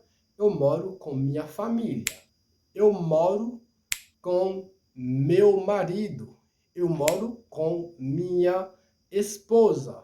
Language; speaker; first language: Portuguese; non-native, fluent; Haitian Creole